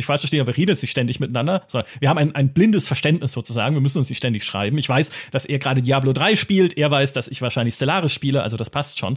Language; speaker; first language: German; native; German